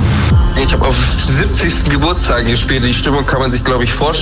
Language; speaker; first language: German; native; German